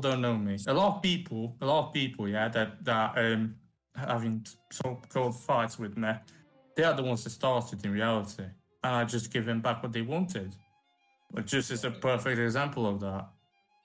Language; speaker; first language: English; non-native, fluent; Romanian